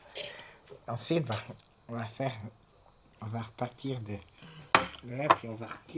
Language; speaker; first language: French; native; French